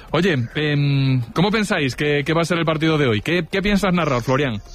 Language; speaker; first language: Spanish; native; Spanish